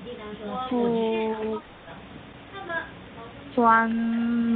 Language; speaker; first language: Korean; non-native, learner; Chinese